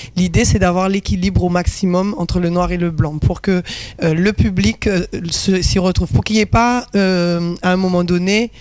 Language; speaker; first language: French; native; French